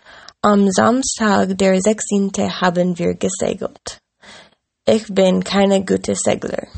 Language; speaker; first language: German; non-native, learner; English